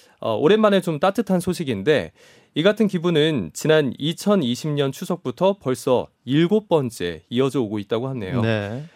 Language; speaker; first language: Korean; native; Korean